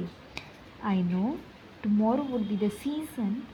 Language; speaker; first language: English; non-native, local second language; Gujarati